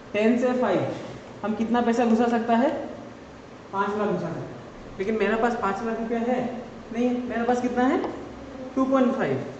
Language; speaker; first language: Hindi; non-native, local second language; Assamese